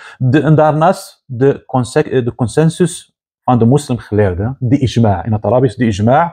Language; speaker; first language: Dutch; non-native, fluent; Arabic